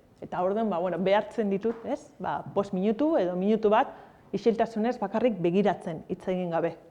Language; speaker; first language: Basque; native; Basque